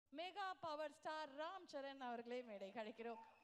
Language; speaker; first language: Tamil; native; Tamil